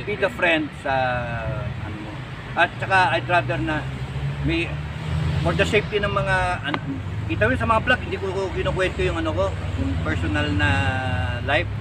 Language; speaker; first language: Filipino; native; Filipino